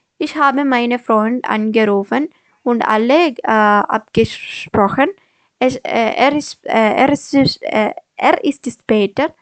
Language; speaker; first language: German; non-native, learner; Malayalam